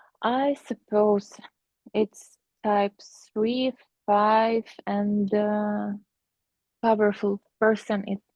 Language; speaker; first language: English; non-native, fluent; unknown